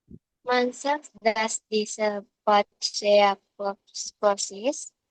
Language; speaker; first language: German; non-native, learner; Indonesian